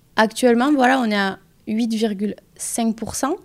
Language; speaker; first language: French; native; French